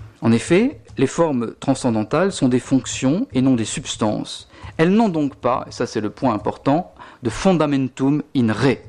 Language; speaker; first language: French; native; French